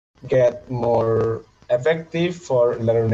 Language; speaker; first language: English; non-native, fluent; Indonesian